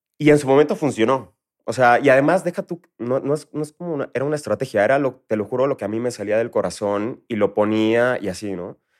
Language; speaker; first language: Spanish; native; Spanish